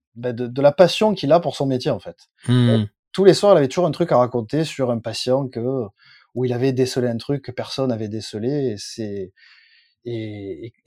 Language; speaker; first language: French; native; French